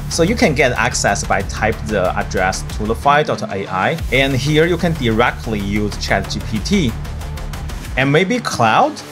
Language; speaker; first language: English; non-native, fluent; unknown